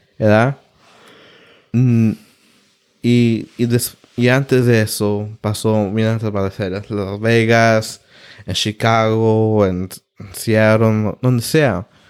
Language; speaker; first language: Spanish; early bilingual, heritage; Spanish